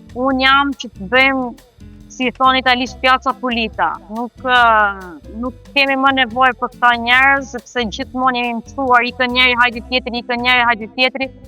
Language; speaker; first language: Albanian; native; Albanian